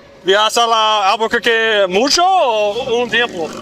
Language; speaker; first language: Spanish; non-native, learner; English